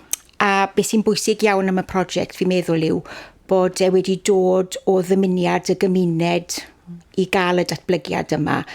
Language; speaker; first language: Welsh; native; Welsh